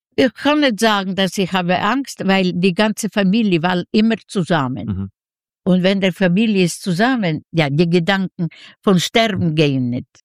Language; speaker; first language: German; non-native, learner; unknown